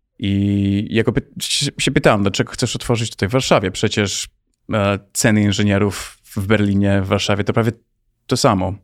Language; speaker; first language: Polish; early bilingual, heritage; Polish